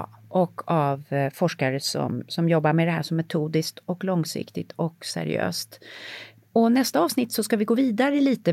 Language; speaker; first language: Swedish; native; Swedish